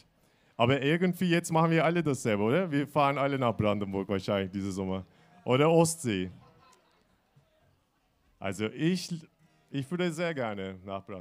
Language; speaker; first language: German; non-native, fluent; Turkish